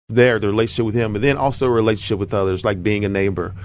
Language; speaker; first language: English; native; English